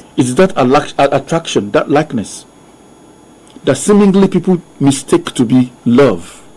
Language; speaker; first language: English; non-native, local second language; Yoruba